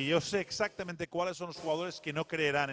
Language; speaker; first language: Spanish; native; Spanish